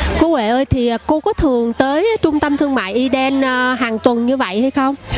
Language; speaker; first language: Vietnamese; native; Vietnamese